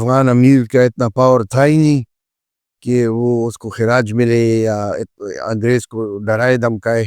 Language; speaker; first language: Urdu; native; Urdu